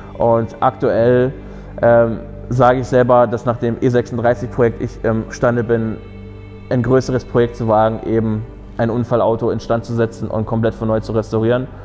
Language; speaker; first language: German; early bilingual, other home language; Polish